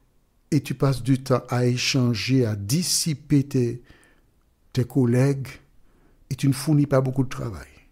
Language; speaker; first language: French; native; French